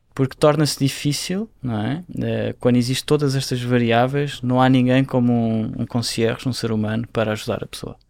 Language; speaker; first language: Portuguese; native; Portuguese